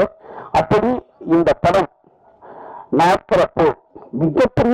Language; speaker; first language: Tamil; native; Tamil